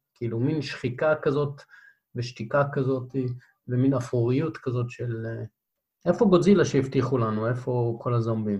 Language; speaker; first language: Hebrew; native; Hebrew